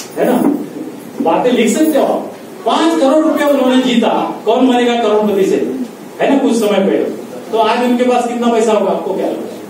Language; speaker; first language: Hindi; non-native, local second language; Marathi